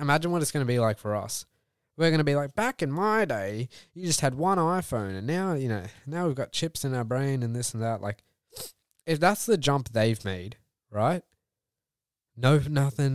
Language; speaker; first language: English; early bilingual, other home language; Punjabi